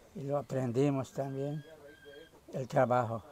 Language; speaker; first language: Spanish; native; Spanish